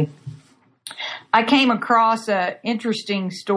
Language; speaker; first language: English; native; English